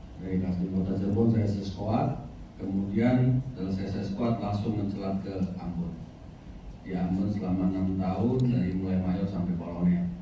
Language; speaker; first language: Indonesian; native; Indonesian